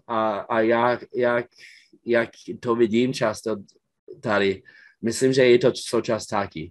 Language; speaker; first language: Czech; non-native, fluent; English